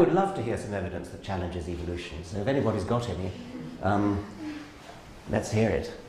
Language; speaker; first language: English; native; English